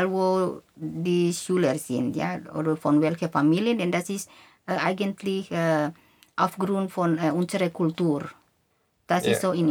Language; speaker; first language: German; non-native, fluent; Indonesian